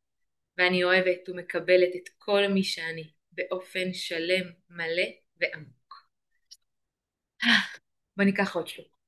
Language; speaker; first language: Hebrew; native; Hebrew